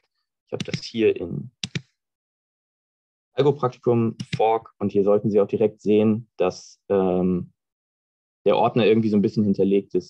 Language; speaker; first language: German; native; German